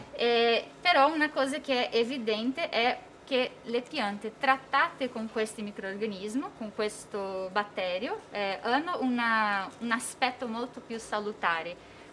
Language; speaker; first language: Italian; non-native, fluent; Portuguese